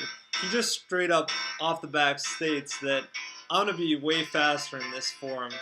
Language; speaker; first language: English; native; English